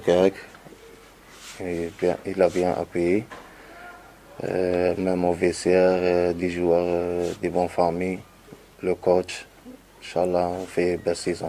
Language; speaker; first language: French; non-native, learner; Arabic